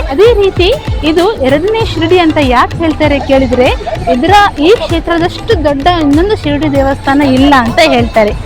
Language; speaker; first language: Kannada; non-native, local second language; Konkani